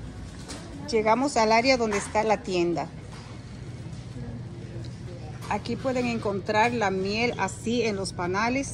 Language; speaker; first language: Spanish; native; Spanish